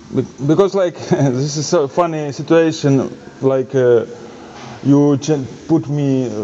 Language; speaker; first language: English; non-native, learner; Ukrainian